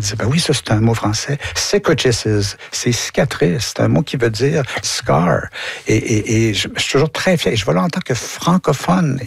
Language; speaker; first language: French; native; French